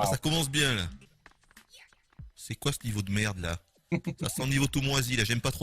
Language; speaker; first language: French; native; French